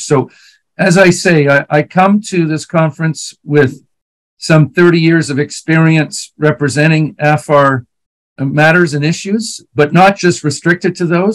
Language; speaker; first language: English; native; English